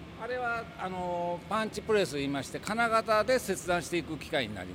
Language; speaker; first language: Japanese; native; Japanese